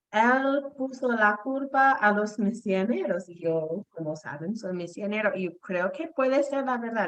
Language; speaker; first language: Spanish; non-native, fluent; English